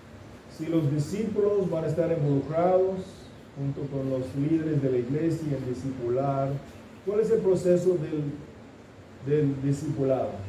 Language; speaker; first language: Spanish; non-native, fluent; English